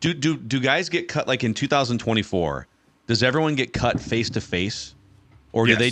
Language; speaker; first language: English; native; English